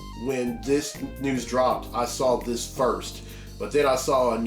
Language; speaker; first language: English; native; English